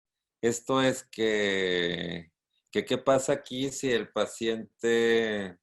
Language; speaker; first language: Spanish; native; Spanish